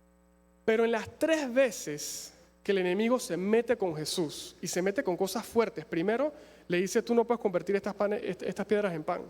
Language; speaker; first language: Spanish; native; Spanish